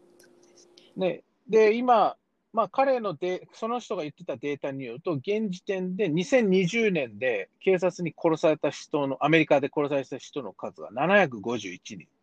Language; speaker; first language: Japanese; early bilingual, heritage; Japanese